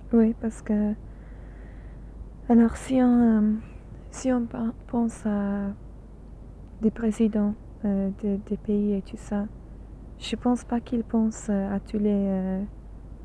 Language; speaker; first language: French; non-native, learner; English